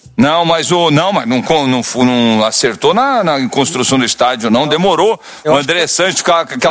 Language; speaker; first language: Portuguese; native; Portuguese